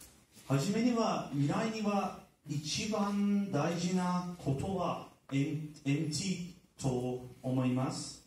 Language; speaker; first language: Japanese; non-native, learner; Turkish